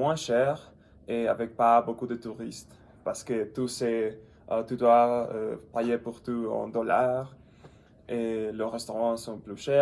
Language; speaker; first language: French; non-native, learner; English